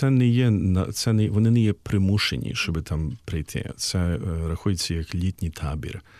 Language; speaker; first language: Ukrainian; early bilingual, heritage; Ukrainian